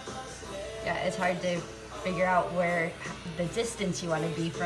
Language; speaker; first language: English; native; English